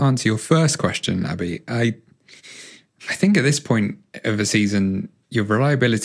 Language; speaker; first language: English; native; English